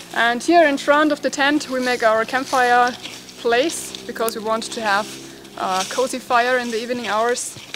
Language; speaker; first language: English; non-native, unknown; German